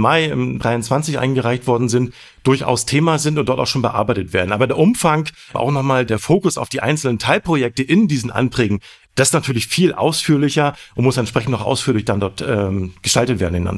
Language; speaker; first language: German; native; German